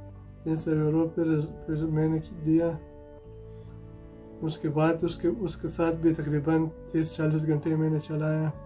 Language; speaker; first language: Hindi; non-native, fluent; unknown